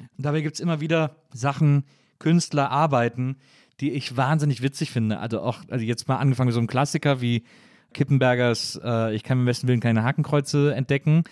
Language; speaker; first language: German; native; German